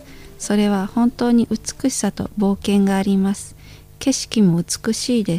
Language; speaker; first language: Japanese; non-native, learner; Indonesian